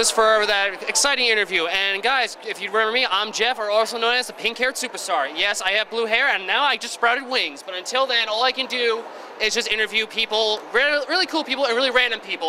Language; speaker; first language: English; native; English